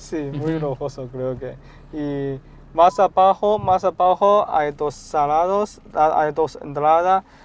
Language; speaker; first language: Spanish; non-native, learner; Chinese